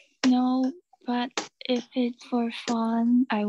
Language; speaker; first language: English; non-native, learner; Chinese